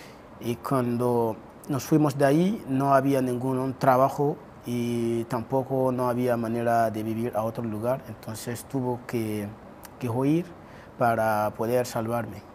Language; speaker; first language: Spanish; non-native, fluent; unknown